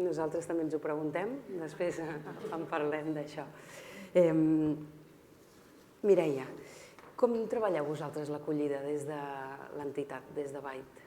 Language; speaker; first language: Catalan; native; Catalan